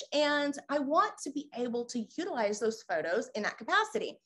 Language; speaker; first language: English; native; English